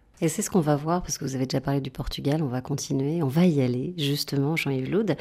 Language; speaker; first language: French; native; French